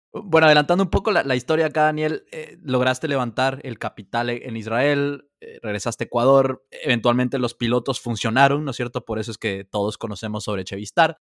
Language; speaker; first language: Spanish; native; Spanish